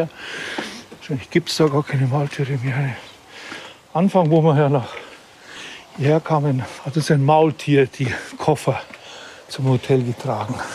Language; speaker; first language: German; native; German